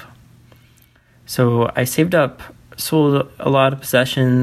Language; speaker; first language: English; native; English